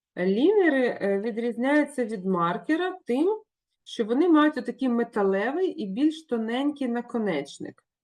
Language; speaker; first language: Ukrainian; non-native, local second language; Russian